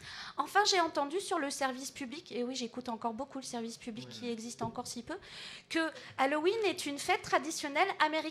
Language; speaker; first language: French; native; French